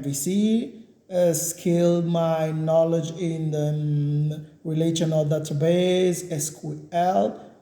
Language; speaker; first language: English; non-native, learner; Portuguese